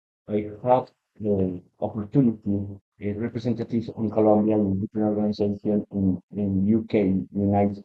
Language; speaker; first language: English; non-native, learner; Spanish